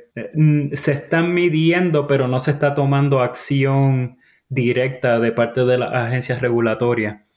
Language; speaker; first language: Spanish; native; Spanish